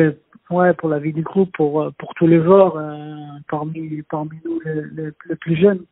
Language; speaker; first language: French; non-native, fluent; Swedish